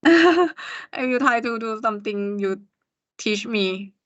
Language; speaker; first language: English; non-native, learner; Thai